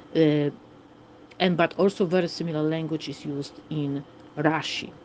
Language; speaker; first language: English; non-native, fluent; Polish